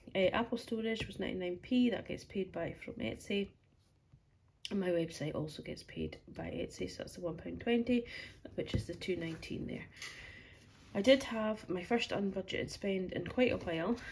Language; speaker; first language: English; native; English